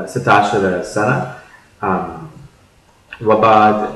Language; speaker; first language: Arabic; non-native, learner; English